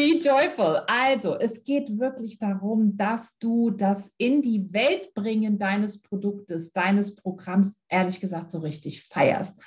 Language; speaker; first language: German; native; German